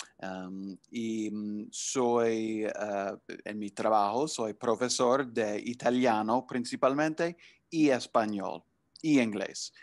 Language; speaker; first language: Spanish; non-native, fluent; English